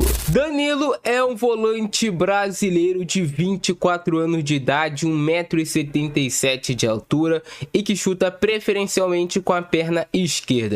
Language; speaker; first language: Portuguese; native; Portuguese